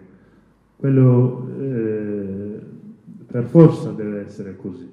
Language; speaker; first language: Italian; non-native, learner; Kurdish